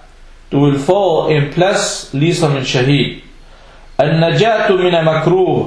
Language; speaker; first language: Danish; non-native, fluent; Arabic